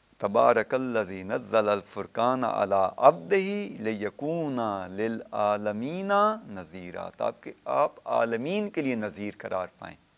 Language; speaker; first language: Urdu; non-native, local second language; Punjabi